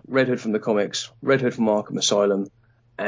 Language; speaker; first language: English; native; English